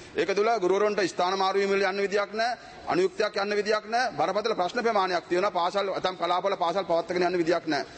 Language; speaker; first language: Sinhala; native; Sinhala